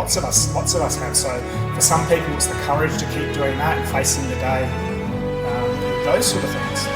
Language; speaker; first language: English; native; English